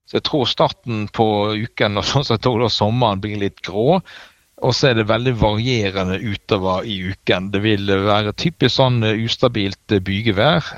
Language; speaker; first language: Norwegian; native; Norwegian